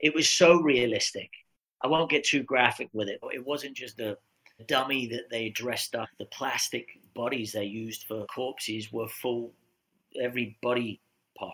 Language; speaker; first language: English; native; English